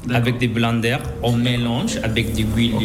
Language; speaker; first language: French; non-native, learner; Spanish